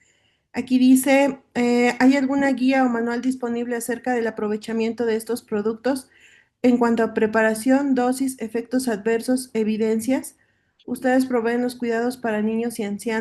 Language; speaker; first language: Spanish; native; Spanish